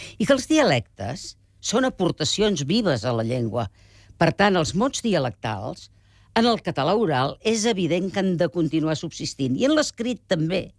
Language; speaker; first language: Catalan; native; Catalan